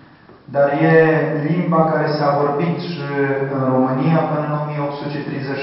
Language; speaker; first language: Romanian; early bilingual, heritage; Romanian